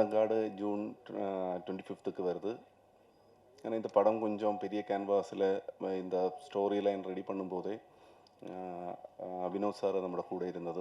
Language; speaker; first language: Tamil; non-native, learner; Malayalam